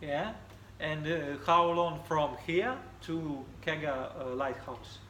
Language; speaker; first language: English; non-native, fluent; Russian